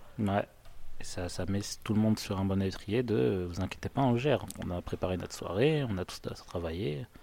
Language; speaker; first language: French; non-native, local second language; Arabic